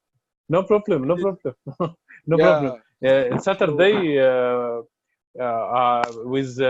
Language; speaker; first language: English; non-native, learner; Arabic